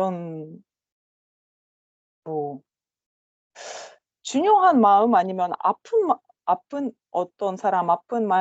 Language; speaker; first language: Korean; non-native, learner; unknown